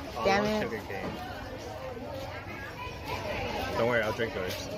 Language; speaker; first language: English; native; English